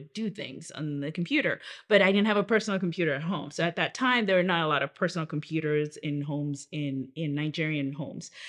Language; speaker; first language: English; non-native, local second language; Yoruba